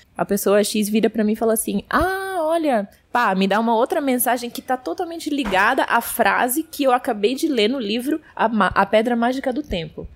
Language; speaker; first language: Portuguese; early bilingual, heritage; Portuguese